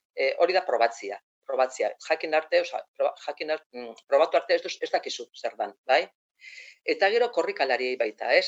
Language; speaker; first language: Basque; non-native, local second language; Spanish